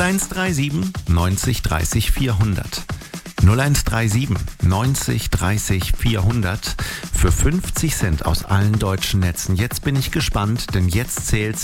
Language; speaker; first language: German; native; German